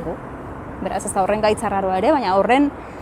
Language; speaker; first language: Basque; native; Basque